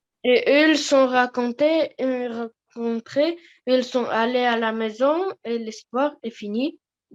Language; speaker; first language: French; non-native, learner; Russian